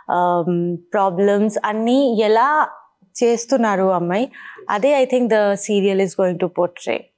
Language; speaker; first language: Telugu; non-native, learner; Bangla